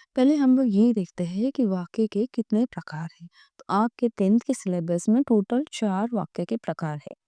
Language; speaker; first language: Hindi; non-native, local second language; Marathi